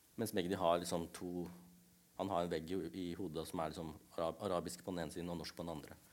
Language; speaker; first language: Norwegian; early bilingual, other home language; Tamil